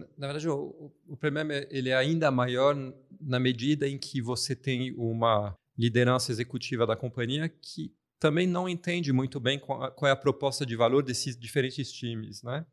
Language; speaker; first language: Portuguese; non-native, fluent; French